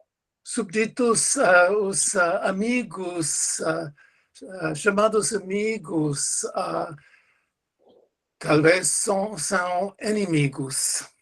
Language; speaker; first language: Portuguese; non-native, learner; English